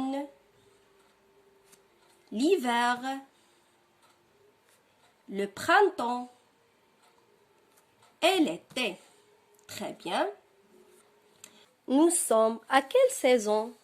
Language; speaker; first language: French; non-native, local second language; Arabic